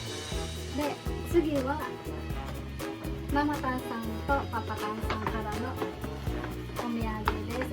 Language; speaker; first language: Japanese; non-native, fluent; Filipino